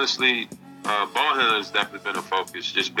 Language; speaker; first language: English; native; English